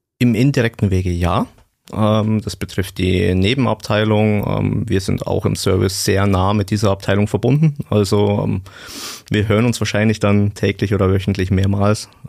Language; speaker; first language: German; native; German